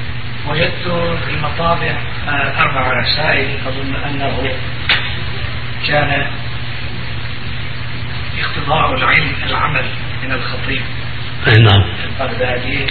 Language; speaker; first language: Arabic; non-native, fluent; Turkish